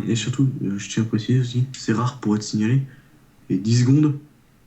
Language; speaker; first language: French; native; French